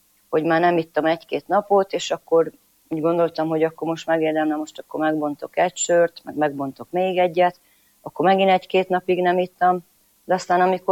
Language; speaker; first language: Hungarian; non-native, local second language; Croatian